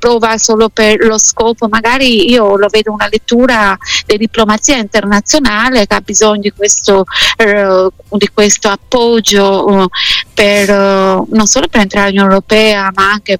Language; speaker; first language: Italian; non-native, fluent; Albanian